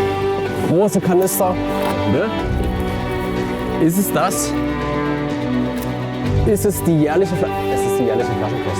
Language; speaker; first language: German; native; German